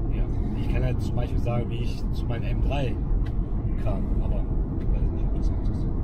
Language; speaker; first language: German; early bilingual, other home language; Turkish